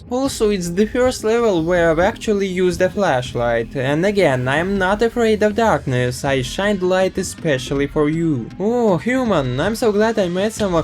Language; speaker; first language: English; non-native, fluent; Russian